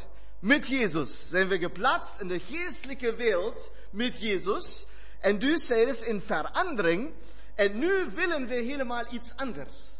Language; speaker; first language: Dutch; non-native, fluent; German